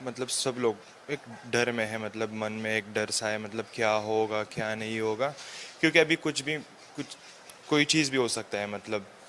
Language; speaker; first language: Hindi; non-native, fluent; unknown